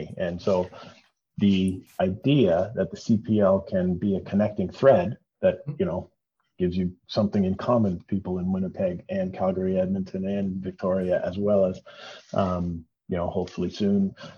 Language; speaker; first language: English; native; English